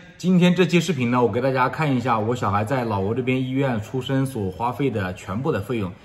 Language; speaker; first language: Chinese; native; Chinese